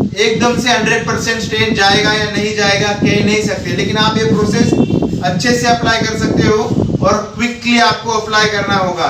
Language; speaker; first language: Hindi; non-native, local second language; Marathi